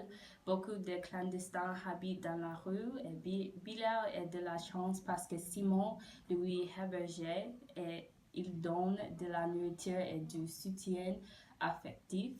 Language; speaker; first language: French; non-native, learner; English